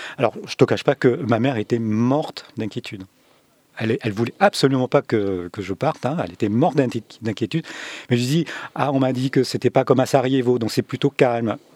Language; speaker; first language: French; early bilingual, other home language; Vietnamese